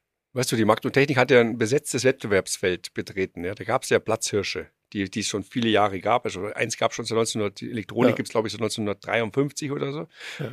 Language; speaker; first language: German; native; German